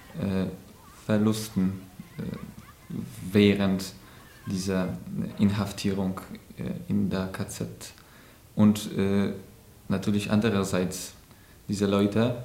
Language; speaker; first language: German; non-native, learner; English